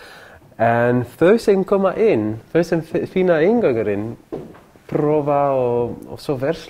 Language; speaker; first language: Icelandic; non-native, learner; French